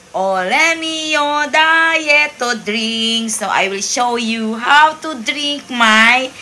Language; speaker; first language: English; non-native, local second language; Filipino